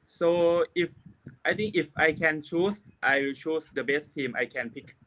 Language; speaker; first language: English; non-native, learner; Thai